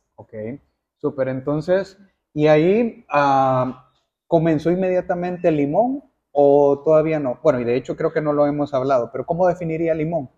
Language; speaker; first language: Spanish; native; Spanish